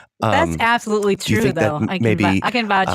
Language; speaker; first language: English; native; English